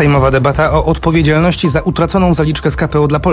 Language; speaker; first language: Polish; native; Polish